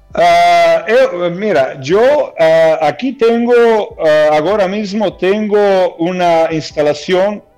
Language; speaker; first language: Spanish; non-native, fluent; Croatian